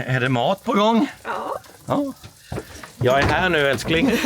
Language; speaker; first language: Swedish; native; Swedish